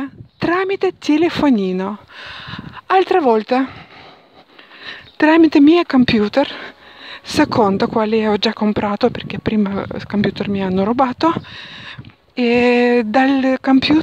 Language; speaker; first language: Italian; non-native, learner; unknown